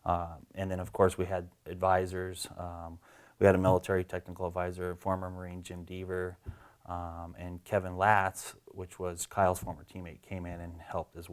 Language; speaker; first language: English; native; English